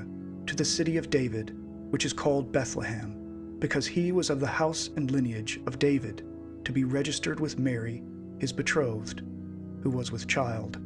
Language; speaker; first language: English; native; English